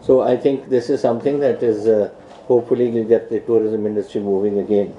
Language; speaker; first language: English; non-native, local second language; Punjabi